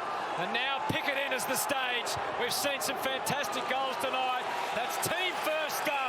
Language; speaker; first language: English; native; English